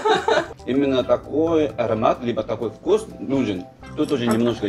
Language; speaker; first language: Russian; non-native, fluent; Korean